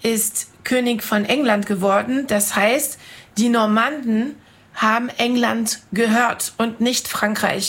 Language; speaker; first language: German; non-native, fluent; French